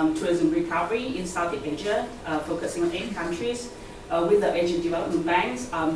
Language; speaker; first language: English; non-native, fluent; Vietnamese